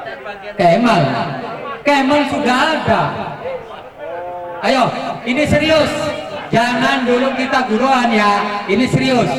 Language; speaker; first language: Indonesian; non-native, local second language; Javanese